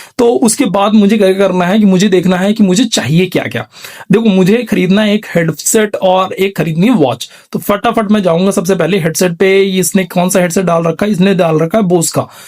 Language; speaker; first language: Hindi; native; Hindi